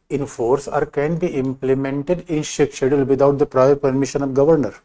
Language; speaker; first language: English; non-native, local second language; Hindi